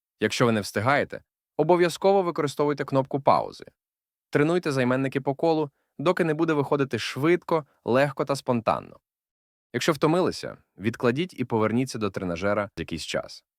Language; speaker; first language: Ukrainian; native; Ukrainian